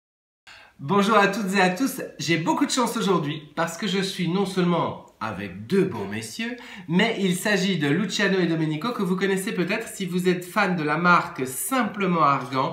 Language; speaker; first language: French; native; French